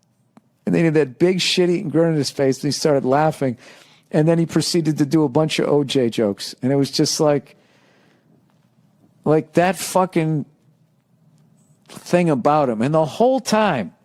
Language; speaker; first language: English; native; English